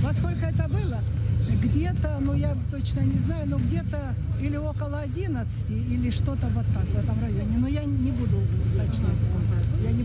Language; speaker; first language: Russian; native; Russian